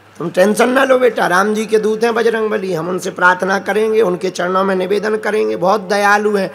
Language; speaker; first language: Hindi; native; Hindi